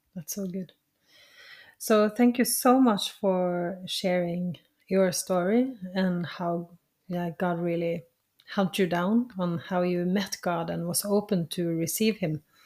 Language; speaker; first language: English; non-native, fluent; Norwegian